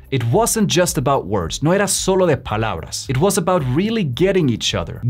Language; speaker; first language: Spanish; non-native, fluent; Swedish